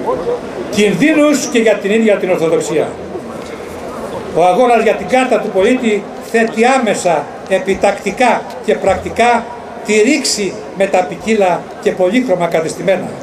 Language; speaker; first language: Greek; native; Greek